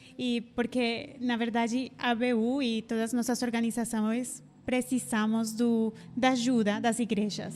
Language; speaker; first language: Portuguese; non-native, fluent; Spanish